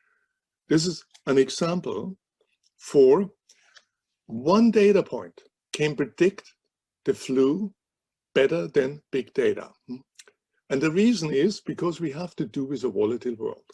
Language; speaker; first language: English; non-native, fluent; German